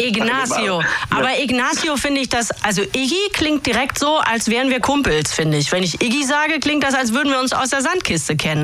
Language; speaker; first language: German; native; German